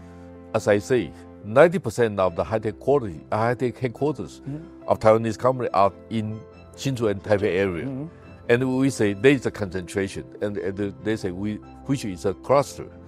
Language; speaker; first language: English; non-native, fluent; Chinese